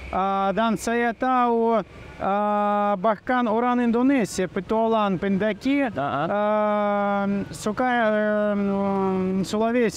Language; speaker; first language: Indonesian; non-native, learner; Russian